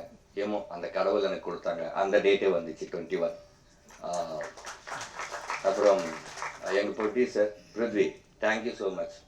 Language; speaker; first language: Tamil; non-native, learner; Telugu